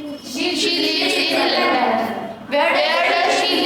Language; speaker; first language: English; non-native, learner; Hindi